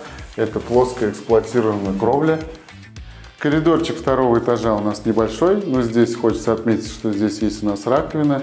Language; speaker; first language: Russian; native; Russian